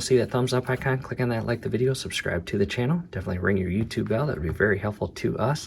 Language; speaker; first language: English; native; English